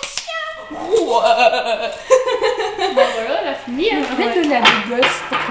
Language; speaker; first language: French; native; French